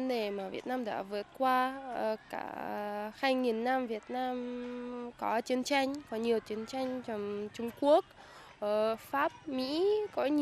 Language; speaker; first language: Vietnamese; non-native, fluent; Russian